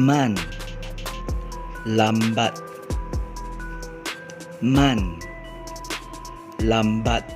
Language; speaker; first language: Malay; non-native, learner; Chinese